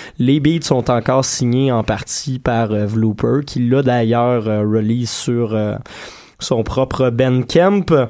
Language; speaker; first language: French; native; French